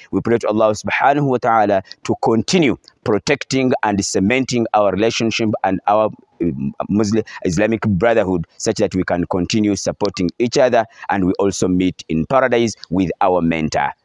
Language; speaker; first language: English; non-native, local second language; Ganda